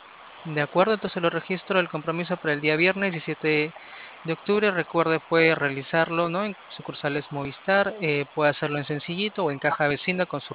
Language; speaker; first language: Spanish; native; Spanish